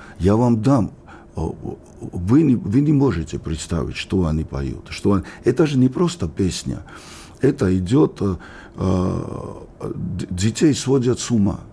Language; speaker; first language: Russian; non-native, local second language; Georgian